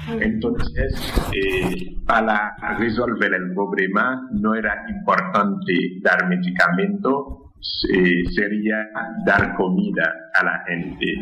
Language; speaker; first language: Spanish; non-native, fluent; Haitian Creole